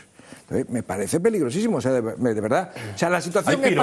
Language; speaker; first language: Spanish; native; Spanish